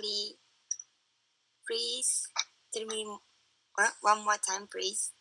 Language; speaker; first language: English; non-native, learner; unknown